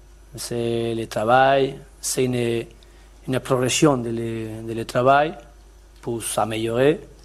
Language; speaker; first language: French; non-native, learner; Spanish